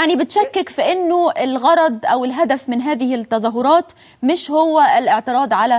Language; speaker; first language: Arabic; native; Arabic